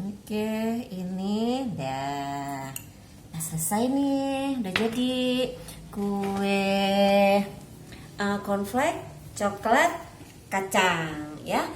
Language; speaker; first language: Indonesian; native; Indonesian